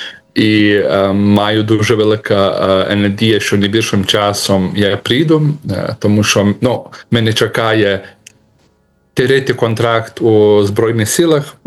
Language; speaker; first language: Ukrainian; non-native, learner; Lithuanian